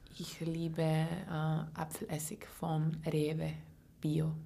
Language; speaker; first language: German; non-native, learner; English